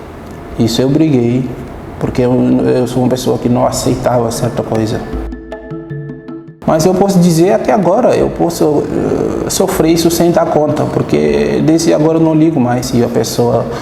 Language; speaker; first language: Portuguese; non-native, fluent; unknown